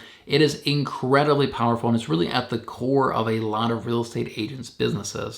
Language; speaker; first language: English; native; English